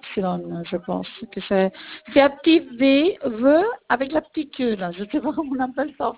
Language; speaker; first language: French; non-native, fluent; Italian